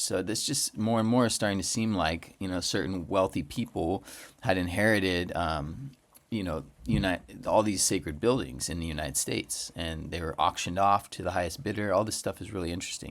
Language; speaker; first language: English; native; English